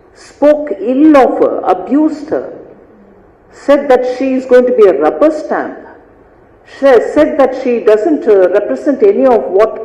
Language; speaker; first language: English; non-native, local second language; Tamil